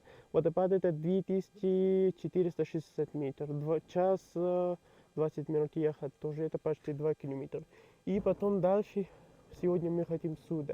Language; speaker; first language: Russian; non-native, learner; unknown